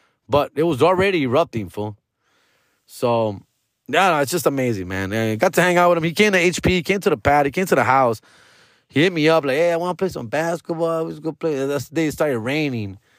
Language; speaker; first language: English; early bilingual, other home language; Spanish